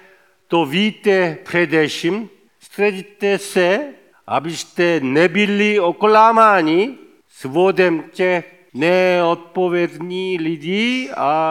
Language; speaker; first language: Czech; non-native, fluent; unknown